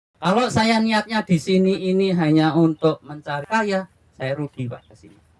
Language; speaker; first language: Indonesian; non-native, local second language; Javanese